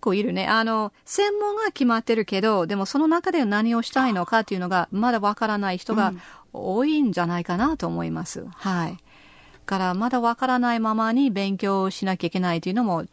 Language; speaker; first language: Japanese; non-native, fluent; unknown